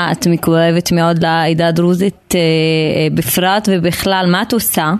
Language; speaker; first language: Hebrew; non-native, local second language; Arabic